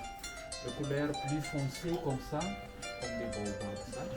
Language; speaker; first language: French; non-native, local second language; Malagasy